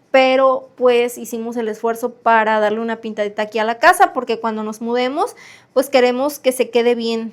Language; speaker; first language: Spanish; native; Spanish